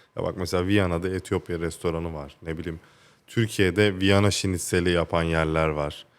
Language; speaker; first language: Turkish; native; Turkish